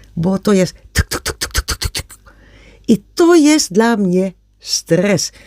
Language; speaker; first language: Polish; non-native, learner; Dutch